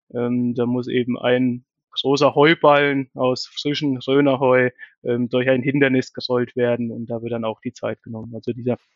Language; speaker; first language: German; native; German